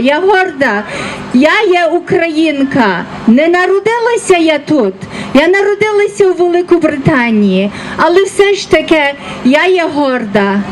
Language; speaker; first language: Ukrainian; early bilingual, heritage; Ukrainian